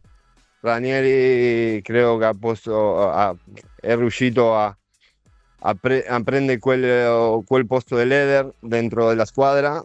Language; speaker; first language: Italian; non-native, fluent; Spanish